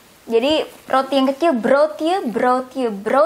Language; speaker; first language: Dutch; non-native, fluent; Indonesian